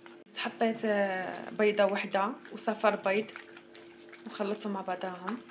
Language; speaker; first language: Arabic; native; Arabic